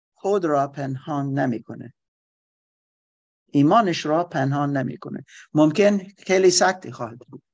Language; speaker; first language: Persian; non-native, learner; German